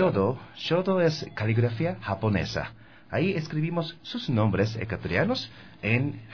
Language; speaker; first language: Spanish; non-native, learner; Japanese